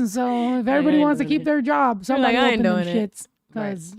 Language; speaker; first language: English; early bilingual, other home language; Spanish